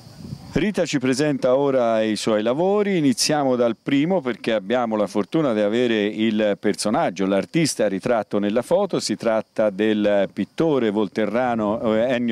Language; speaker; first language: Italian; native; Italian